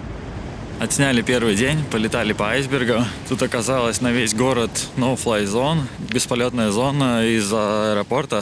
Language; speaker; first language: Russian; native; Russian